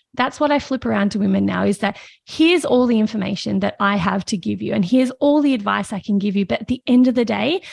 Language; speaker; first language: English; native; English